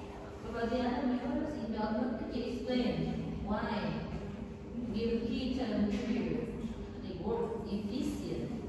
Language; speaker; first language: English; non-native, fluent; Vietnamese